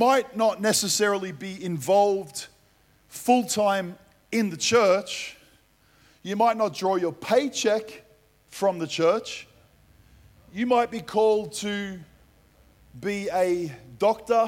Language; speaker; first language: English; native; English